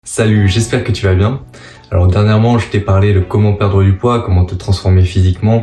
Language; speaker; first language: French; native; French